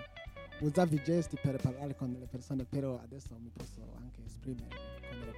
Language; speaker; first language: Italian; non-native, local second language; Rundi